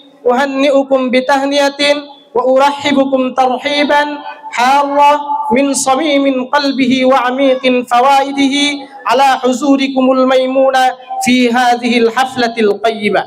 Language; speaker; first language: Arabic; non-native, learner; Bangla